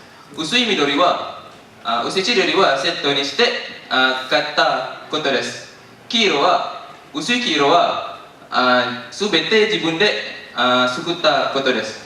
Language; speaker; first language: Japanese; non-native, learner; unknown